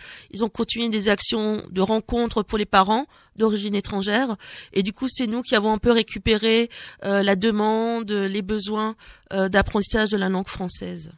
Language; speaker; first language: French; native; French